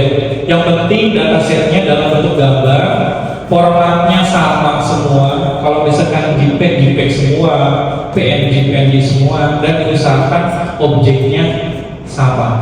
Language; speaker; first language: Indonesian; native; Indonesian